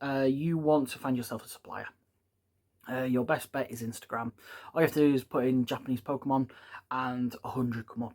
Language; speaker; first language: English; native; English